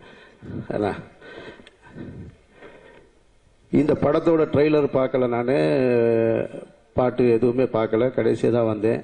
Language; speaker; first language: Tamil; native; Tamil